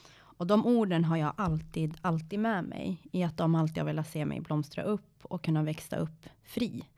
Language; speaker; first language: Swedish; early bilingual, other home language; Persian